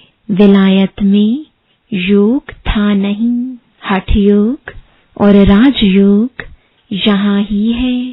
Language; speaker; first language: Hindi; native; Hindi